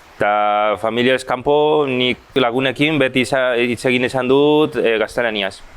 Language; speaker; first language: Basque; early bilingual, other home language; Chinese